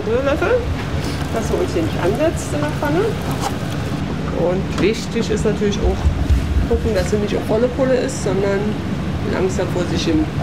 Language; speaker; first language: German; native; German